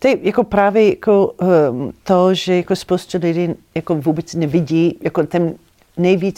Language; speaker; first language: Czech; non-native, fluent; English